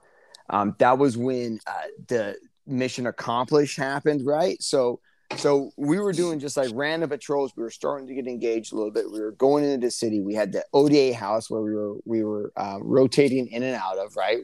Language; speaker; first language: English; native; English